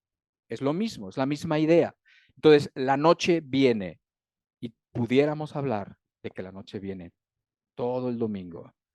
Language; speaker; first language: Spanish; native; Spanish